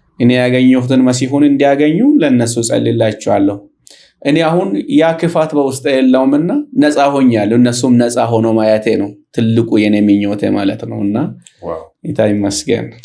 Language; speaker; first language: Amharic; non-native, local second language; Oromo